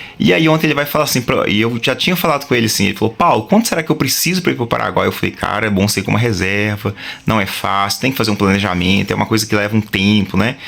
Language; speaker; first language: Portuguese; native; Portuguese